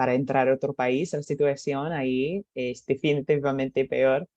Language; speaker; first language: Spanish; non-native, learner; English